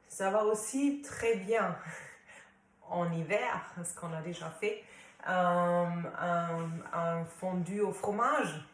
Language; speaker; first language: French; non-native, fluent; German